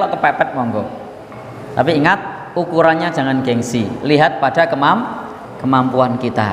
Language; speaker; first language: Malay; non-native, local second language; Javanese